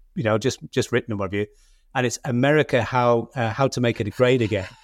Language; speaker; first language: English; native; English